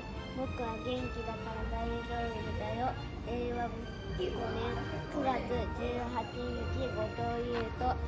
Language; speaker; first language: Japanese; early bilingual, heritage; Japanese